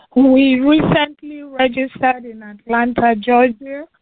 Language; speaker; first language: English; non-native, local second language; Igbo